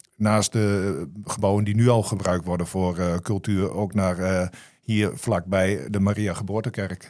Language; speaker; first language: Dutch; native; Dutch